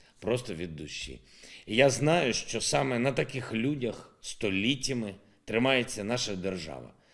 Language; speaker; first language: Ukrainian; non-native, local second language; Russian